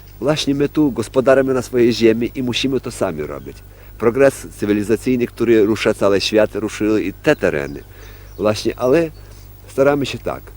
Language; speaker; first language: Polish; non-native, local second language; Ukrainian